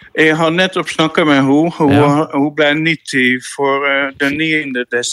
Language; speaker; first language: Norwegian; non-native, fluent; Dutch